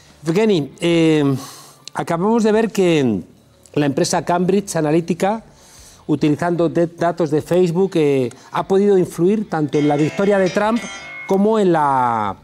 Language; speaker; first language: Spanish; native; Spanish